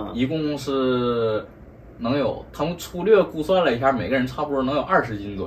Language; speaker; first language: Chinese; native; Chinese